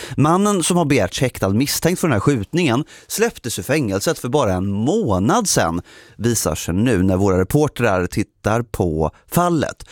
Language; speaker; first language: Swedish; native; Swedish